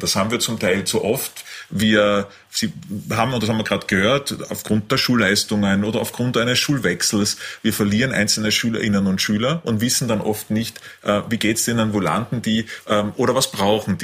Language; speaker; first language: German; native; German